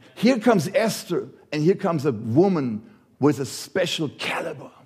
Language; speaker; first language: English; non-native, fluent; German